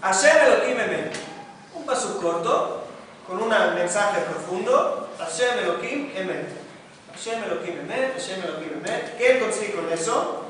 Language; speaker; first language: Spanish; non-native, fluent; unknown